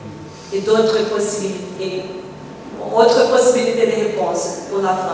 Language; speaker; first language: French; non-native, fluent; Portuguese